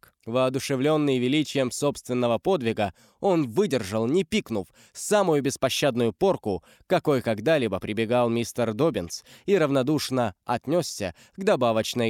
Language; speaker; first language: Russian; native; Russian